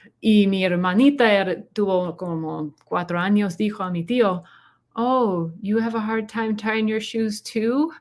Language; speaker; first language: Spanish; non-native, learner; English